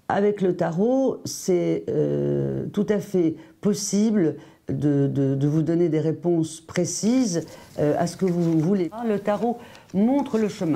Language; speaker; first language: French; native; French